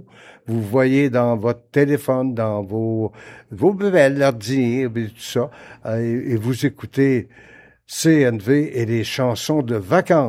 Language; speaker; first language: French; native; French